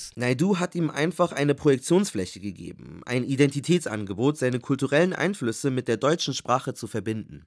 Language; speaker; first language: German; native; German